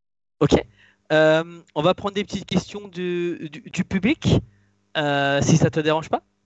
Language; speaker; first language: French; native; French